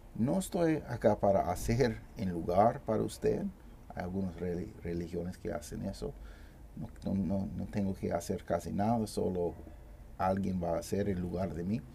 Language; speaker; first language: Spanish; non-native, fluent; English